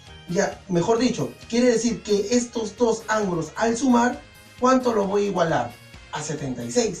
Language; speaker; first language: Spanish; native; Spanish